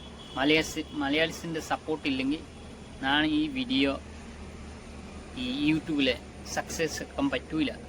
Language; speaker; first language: Malayalam; non-native, local second language; Assamese